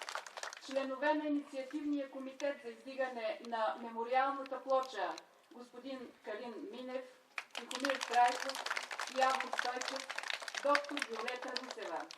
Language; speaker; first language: Bulgarian; native; Bulgarian